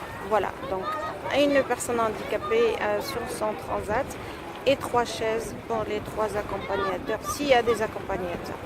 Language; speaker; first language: French; native; French